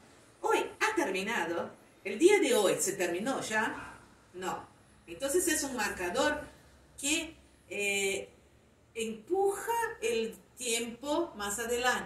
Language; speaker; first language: Spanish; non-native, fluent; Portuguese